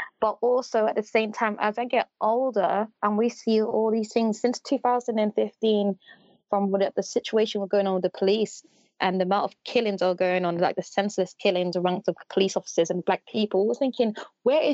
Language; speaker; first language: English; native; English